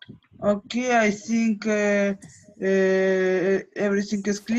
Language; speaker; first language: English; non-native, fluent; Ukrainian